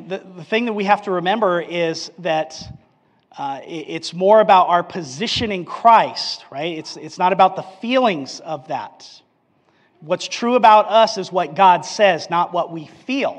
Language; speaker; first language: English; native; English